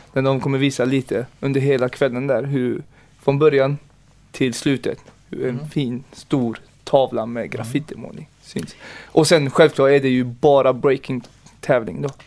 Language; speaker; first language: Swedish; early bilingual, other home language; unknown